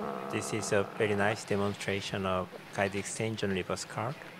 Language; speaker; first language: English; non-native, fluent; Korean